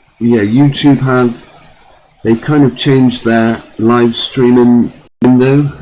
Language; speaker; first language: English; native; English